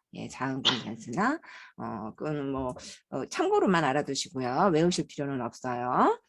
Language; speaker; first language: Korean; native; Korean